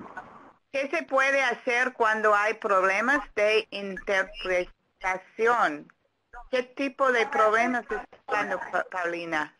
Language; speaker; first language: Spanish; non-native, fluent; English